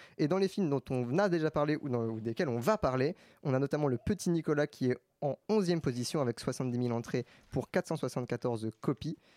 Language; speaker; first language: French; native; French